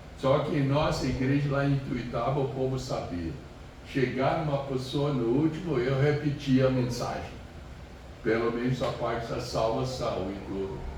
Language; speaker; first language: Portuguese; non-native, fluent; English